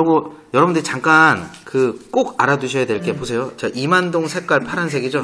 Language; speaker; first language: Korean; native; Korean